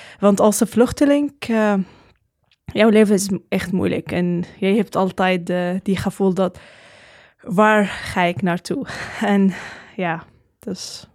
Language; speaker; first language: Dutch; non-native, learner; Arabic